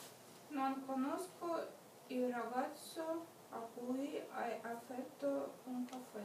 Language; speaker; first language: Italian; non-native, learner; Russian